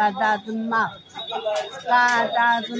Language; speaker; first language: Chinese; non-native, local second language; Amis